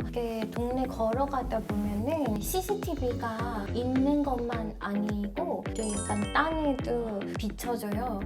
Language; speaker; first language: Korean; non-native, fluent; Persian